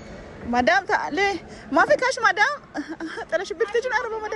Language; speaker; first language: Arabic; non-native, learner; Amharic